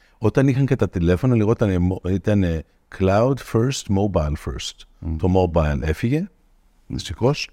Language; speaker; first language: Greek; early bilingual, heritage; Greek